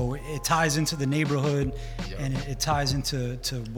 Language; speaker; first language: English; native; English